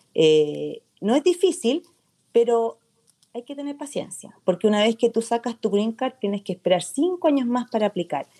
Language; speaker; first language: Spanish; native; Spanish